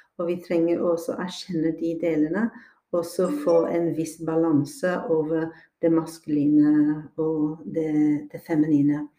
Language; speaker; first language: Norwegian; non-native, fluent; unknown